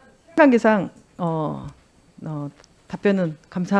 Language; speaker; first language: Korean; native; Korean